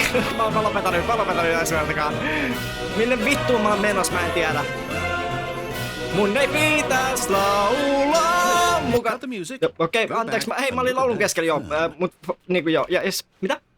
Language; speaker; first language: Finnish; native; Finnish